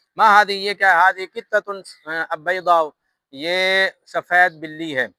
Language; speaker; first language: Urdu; native; Urdu